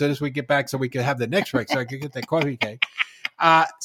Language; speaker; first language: English; native; English